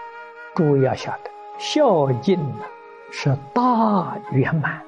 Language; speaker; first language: Chinese; native; Chinese